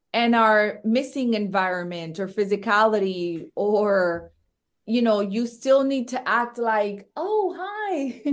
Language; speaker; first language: English; early bilingual, other home language; Spanish